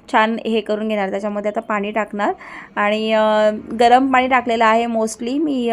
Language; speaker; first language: Marathi; early bilingual, other home language; Hindi